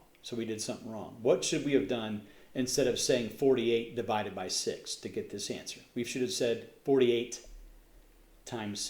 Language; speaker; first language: English; native; English